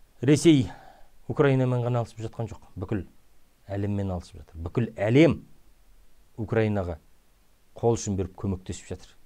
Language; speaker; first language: Kazakh; native; Kazakh